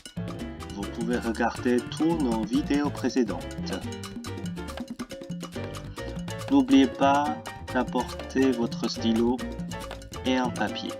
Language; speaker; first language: French; non-native, fluent; Chinese